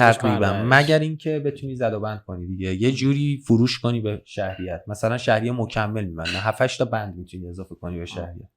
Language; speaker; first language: Persian; native; Persian